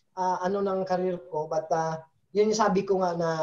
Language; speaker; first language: Filipino; native; Filipino